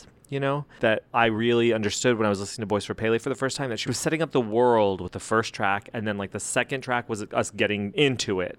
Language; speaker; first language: English; early bilingual, other home language; Spanish